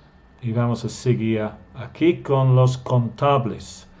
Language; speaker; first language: Spanish; non-native, fluent; English